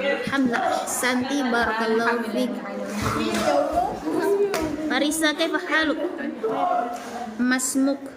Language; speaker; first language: Arabic; non-native, fluent; Indonesian